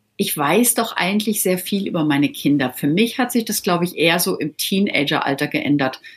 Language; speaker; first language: German; native; German